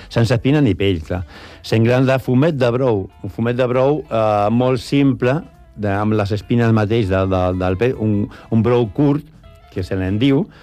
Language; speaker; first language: Catalan; non-native, local second language; Spanish